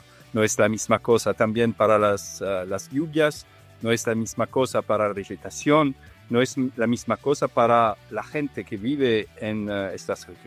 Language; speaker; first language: Spanish; non-native, fluent; Italian